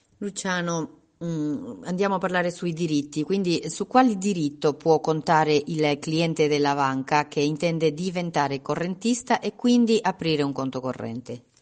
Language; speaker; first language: Italian; non-native, fluent; Spanish